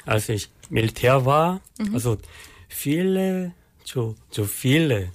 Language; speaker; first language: German; non-native, learner; Korean